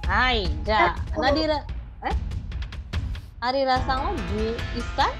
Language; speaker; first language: Japanese; non-native, fluent; Indonesian